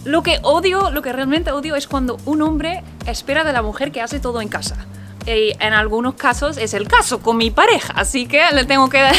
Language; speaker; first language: Spanish; non-native, fluent; Dutch